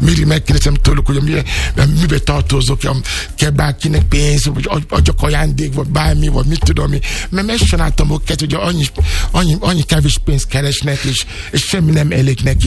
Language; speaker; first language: Hungarian; non-native, fluent; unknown